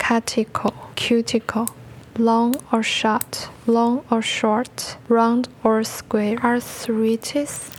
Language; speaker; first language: English; early bilingual, other home language; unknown